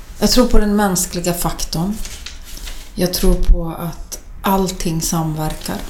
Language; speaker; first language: Swedish; native; Swedish